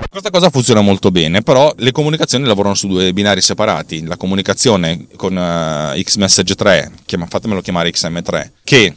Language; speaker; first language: Italian; native; Italian